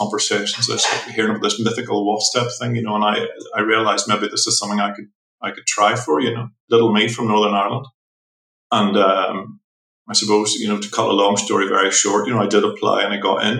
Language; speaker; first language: English; native; English